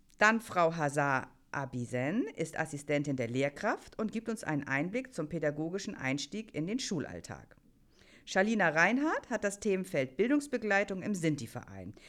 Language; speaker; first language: German; native; German